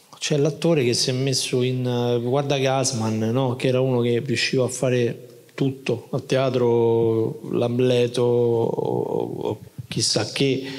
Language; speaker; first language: Italian; native; Italian